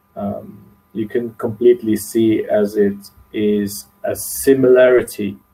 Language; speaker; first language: English; non-native, fluent; Dutch